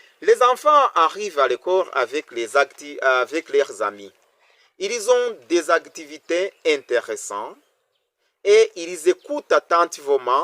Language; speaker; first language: French; non-native, local second language; Kinyarwanda